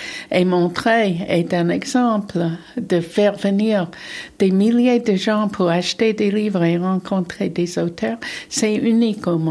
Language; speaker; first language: French; non-native, fluent; English